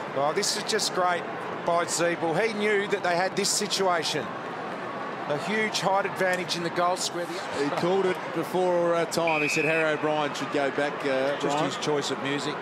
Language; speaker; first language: English; native; English